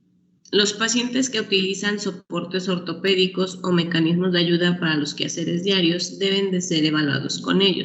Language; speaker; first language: Spanish; native; Spanish